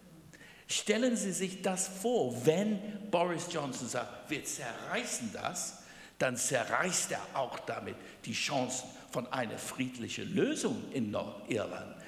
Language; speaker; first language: German; non-native, fluent; English